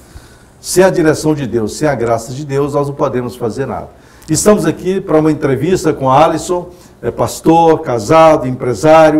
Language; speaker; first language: Portuguese; native; Portuguese